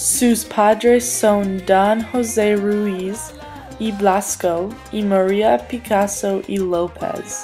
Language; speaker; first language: Spanish; non-native, learner; English